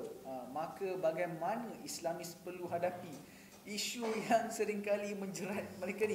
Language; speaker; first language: Malay; native; Malay